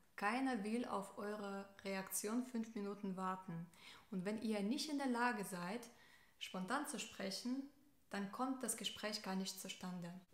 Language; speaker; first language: German; non-native, fluent; Russian